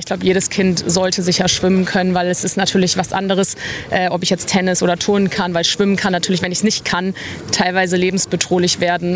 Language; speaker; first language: German; native; German